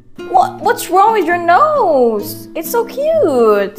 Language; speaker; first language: English; non-native, local second language; Filipino